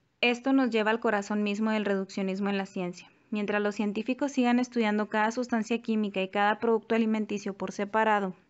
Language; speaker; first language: Spanish; native; Spanish